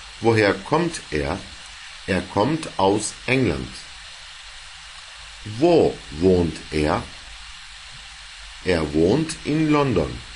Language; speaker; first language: German; non-native, fluent; Turkish